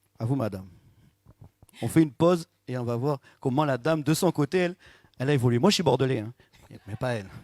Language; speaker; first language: French; native; French